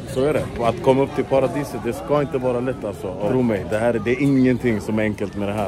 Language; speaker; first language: Swedish; native; Swedish